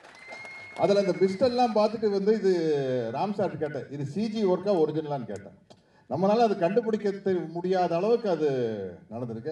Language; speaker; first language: Tamil; native; Tamil